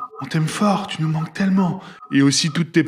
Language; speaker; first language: French; native; French